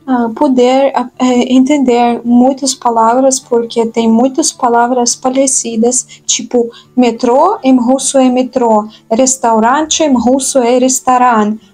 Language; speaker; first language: Portuguese; non-native, fluent; Russian